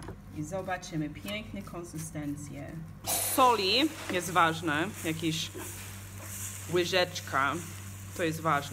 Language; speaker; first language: Polish; non-native, learner; English